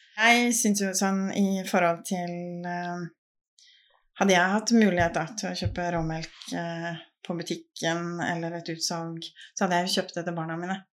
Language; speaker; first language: Norwegian; native; Norwegian